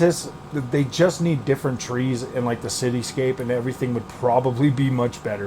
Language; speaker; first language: English; native; English